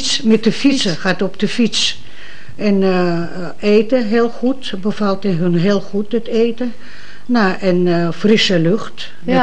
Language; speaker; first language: Dutch; non-native, learner; Russian